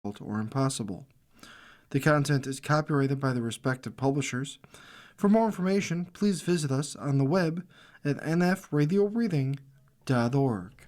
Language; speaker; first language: English; native; English